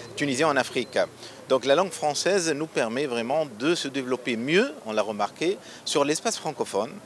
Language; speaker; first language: French; non-native, local second language; Arabic